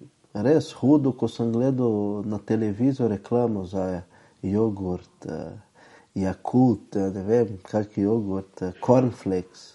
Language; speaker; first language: Slovenian; non-native, fluent; Portuguese